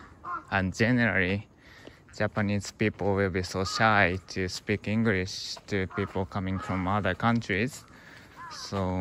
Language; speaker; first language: English; non-native, learner; Japanese